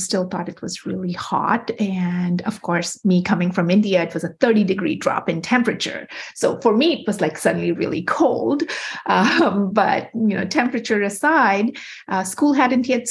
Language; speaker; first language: English; non-native, local second language; Bangla